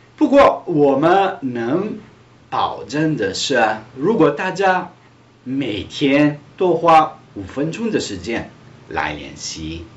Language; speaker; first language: Chinese; non-native, fluent; Italian